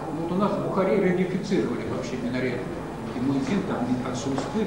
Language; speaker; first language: Russian; native; Russian